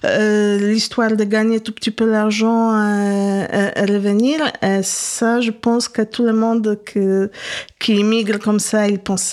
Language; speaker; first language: French; non-native, fluent; Polish